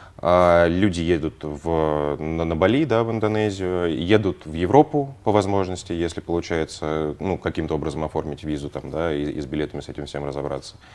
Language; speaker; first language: Russian; native; Russian